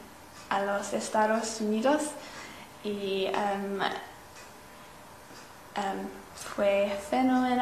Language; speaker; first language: Spanish; non-native, learner; English